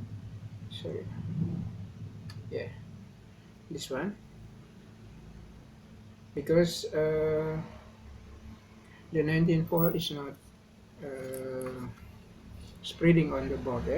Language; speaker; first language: English; non-native, learner; Indonesian